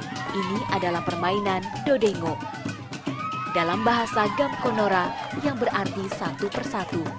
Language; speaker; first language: Indonesian; native; Indonesian